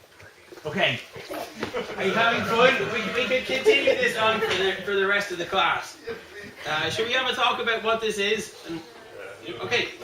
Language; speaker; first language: English; native; English